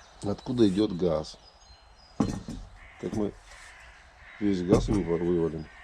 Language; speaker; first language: Russian; native; Russian